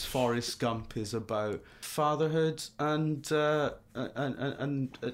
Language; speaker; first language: English; native; English